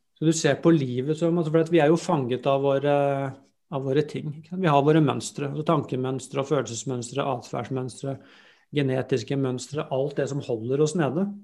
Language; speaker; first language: Norwegian; native; Norwegian